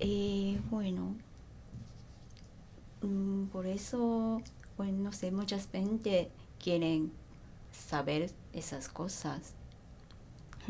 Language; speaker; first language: Spanish; non-native, learner; Japanese